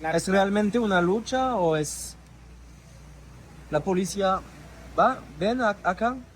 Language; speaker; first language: Spanish; non-native, learner; French